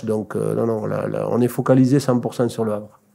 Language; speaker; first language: French; native; French